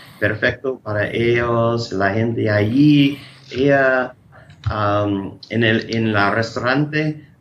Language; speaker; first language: Spanish; non-native, learner; English